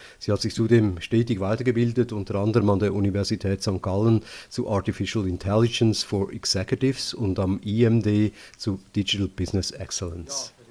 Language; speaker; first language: German; native; German